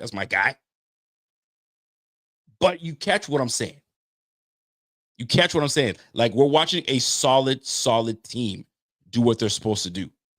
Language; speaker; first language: English; native; English